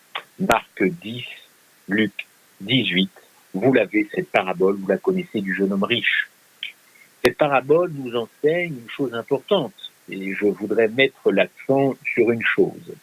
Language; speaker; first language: French; native; French